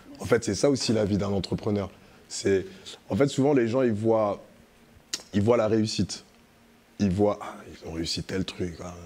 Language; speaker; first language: French; early bilingual, other home language; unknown